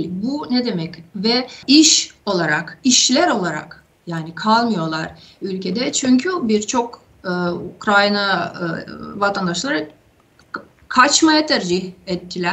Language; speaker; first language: Turkish; non-native, fluent; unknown